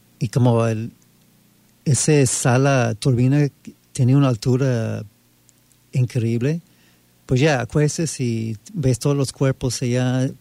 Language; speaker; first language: Spanish; non-native, fluent; English